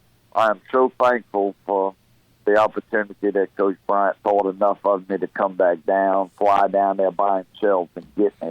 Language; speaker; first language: English; native; English